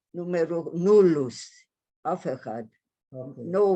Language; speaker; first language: Hebrew; non-native, fluent; Hungarian